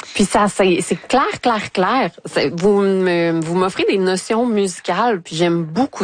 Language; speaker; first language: French; native; French